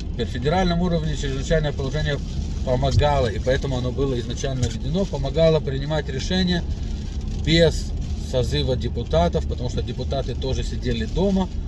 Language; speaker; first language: Russian; native; Russian